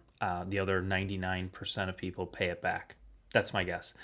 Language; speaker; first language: English; native; English